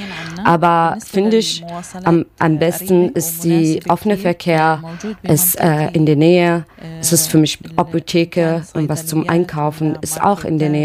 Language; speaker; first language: German; non-native, learner; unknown